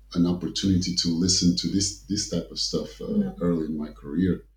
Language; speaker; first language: English; early bilingual, other home language; Kabuverdianu